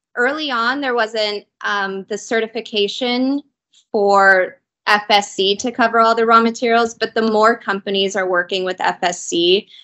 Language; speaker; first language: English; native; English